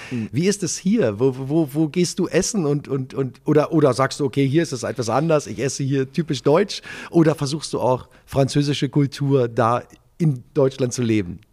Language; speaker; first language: German; native; German